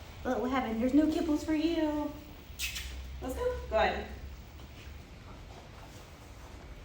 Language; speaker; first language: English; native; English